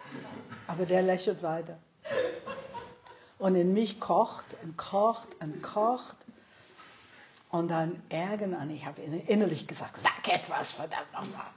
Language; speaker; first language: German; non-native, fluent; English